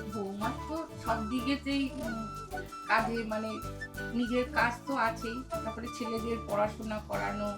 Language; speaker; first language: Bangla; native; Bangla